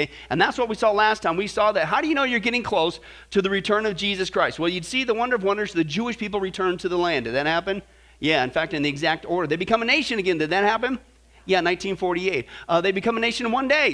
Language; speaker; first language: English; native; English